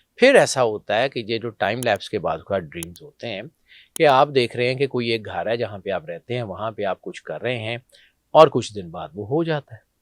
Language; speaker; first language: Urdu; non-native, local second language; Punjabi